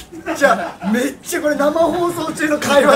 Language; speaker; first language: Japanese; native; Japanese